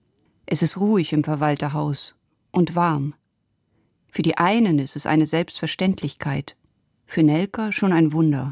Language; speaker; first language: German; native; German